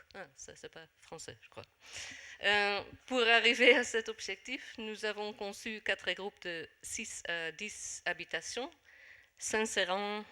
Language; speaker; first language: French; non-native, fluent; Dutch